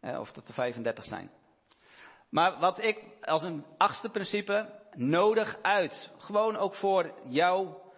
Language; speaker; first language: Dutch; native; Dutch